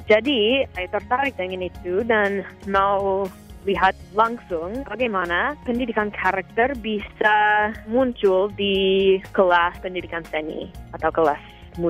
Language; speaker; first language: Indonesian; non-native, fluent; English